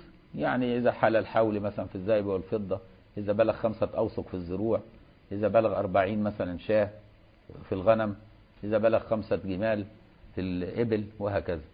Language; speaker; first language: Arabic; native; Arabic